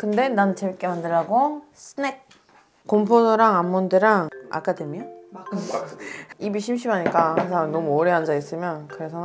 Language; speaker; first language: Korean; non-native, fluent; Georgian